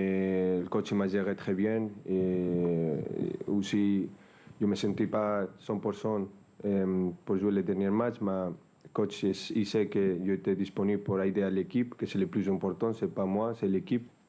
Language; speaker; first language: French; non-native, fluent; Spanish